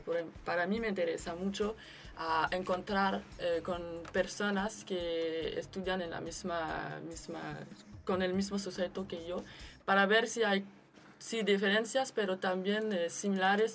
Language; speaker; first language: Spanish; non-native, fluent; French